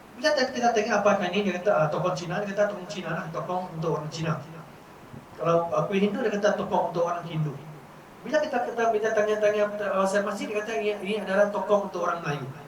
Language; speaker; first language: Malay; non-native, local second language; Chinese